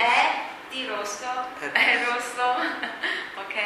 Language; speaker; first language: Italian; non-native, fluent; Chinese